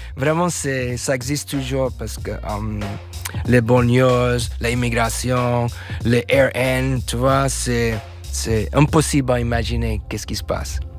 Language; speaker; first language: French; non-native, fluent; English